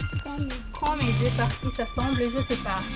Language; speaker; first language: French; non-native, local second language; Comorian